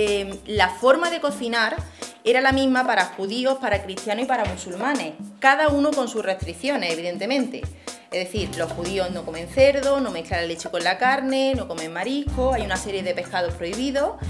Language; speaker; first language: Spanish; native; Spanish